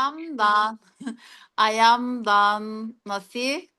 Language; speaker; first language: Indonesian; non-native, learner; Turkish